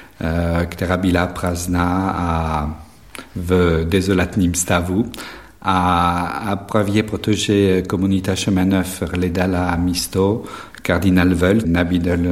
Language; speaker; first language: Czech; non-native, fluent; French